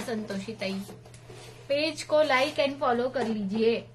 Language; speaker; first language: Hindi; non-native, local second language; Marathi